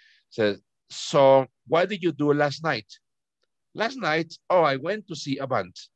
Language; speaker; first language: English; non-native, fluent; Spanish